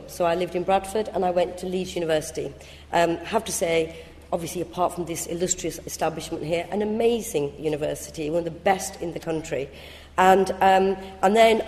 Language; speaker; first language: English; early bilingual, other home language; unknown